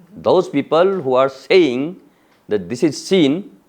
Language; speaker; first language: English; non-native, local second language; Hindi